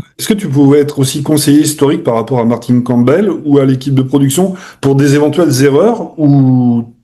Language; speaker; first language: French; native; French